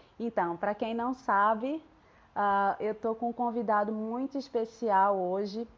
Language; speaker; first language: Portuguese; native; Portuguese